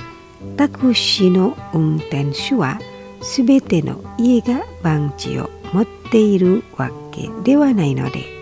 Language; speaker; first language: Japanese; non-native, fluent; Indonesian